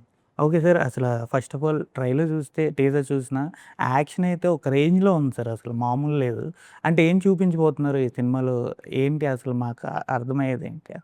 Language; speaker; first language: Telugu; native; Telugu